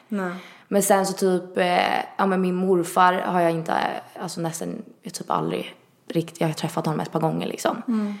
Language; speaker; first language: Swedish; early bilingual, other home language; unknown